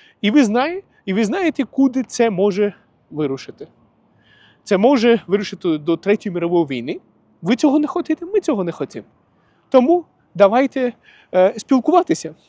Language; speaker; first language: Ukrainian; non-native, local second language; Russian